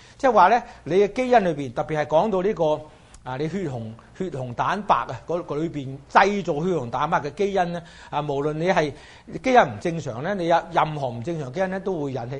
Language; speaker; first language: Chinese; native; Chinese